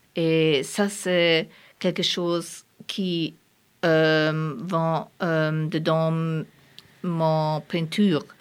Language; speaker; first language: French; non-native, learner; German